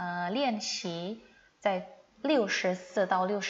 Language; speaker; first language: Chinese; non-native, fluent; Indonesian